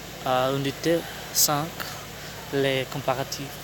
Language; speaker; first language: French; non-native, learner; Spanish